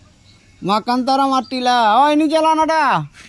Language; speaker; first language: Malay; non-native, learner; Bangla